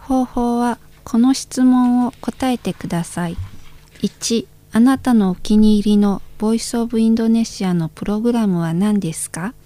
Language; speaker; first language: Japanese; non-native, fluent; Indonesian